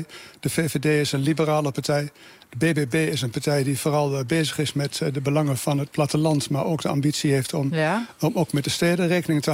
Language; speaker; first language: Dutch; native; Dutch